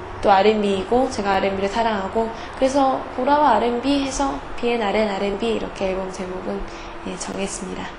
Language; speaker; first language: Korean; native; Korean